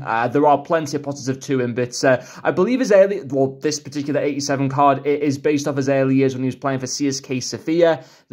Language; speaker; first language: English; native; English